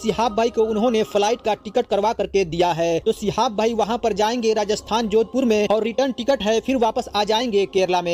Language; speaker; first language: Hindi; native; Hindi